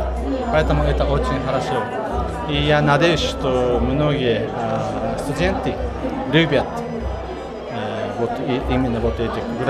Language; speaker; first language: Russian; non-native, learner; Japanese